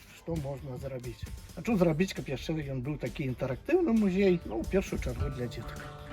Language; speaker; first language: Belarusian; native; Belarusian